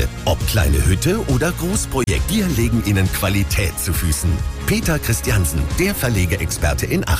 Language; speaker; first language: German; native; German